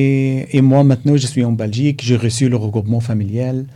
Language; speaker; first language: French; non-native, learner; Arabic